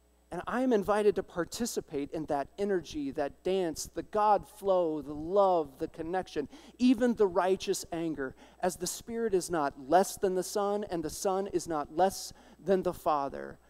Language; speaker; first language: English; native; English